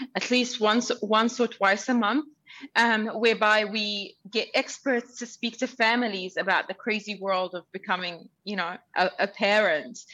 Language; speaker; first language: English; early bilingual, other home language; Arabic